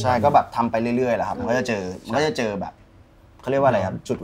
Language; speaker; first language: Thai; native; Thai